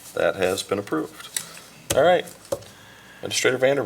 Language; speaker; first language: English; native; English